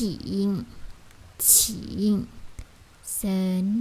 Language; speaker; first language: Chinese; non-native, fluent; Lao